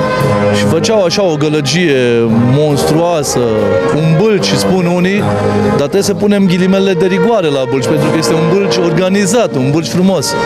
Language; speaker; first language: Romanian; native; Romanian